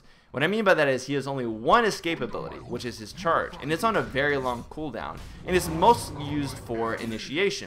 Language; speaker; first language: English; native; English